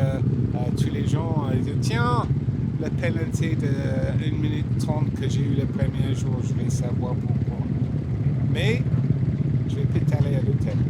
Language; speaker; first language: French; non-native, fluent; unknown